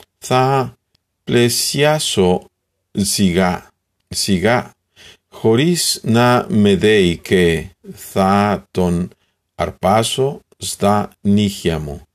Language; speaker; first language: Greek; non-native, learner; Spanish